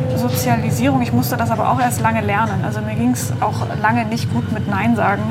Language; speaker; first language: German; native; German